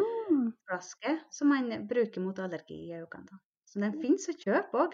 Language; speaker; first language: Norwegian; non-native, local second language; Northern Sami